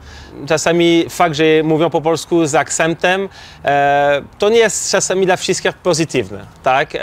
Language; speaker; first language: Polish; non-native, learner; French